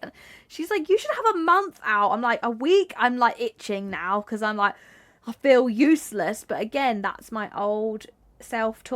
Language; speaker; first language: English; native; English